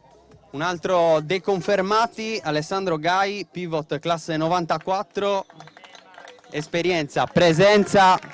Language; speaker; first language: Italian; native; Italian